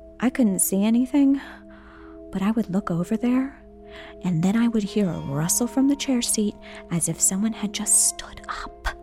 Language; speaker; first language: English; native; English